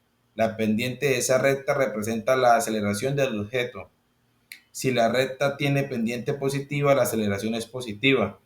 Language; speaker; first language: Spanish; native; Spanish